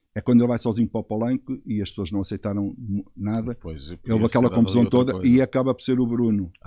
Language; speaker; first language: Portuguese; native; Portuguese